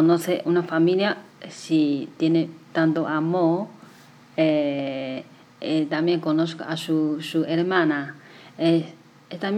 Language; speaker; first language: Spanish; non-native, learner; Chinese